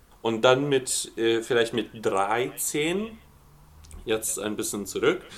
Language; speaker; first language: German; non-native, fluent; Lithuanian